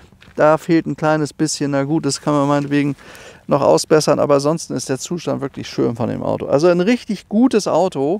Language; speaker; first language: German; native; German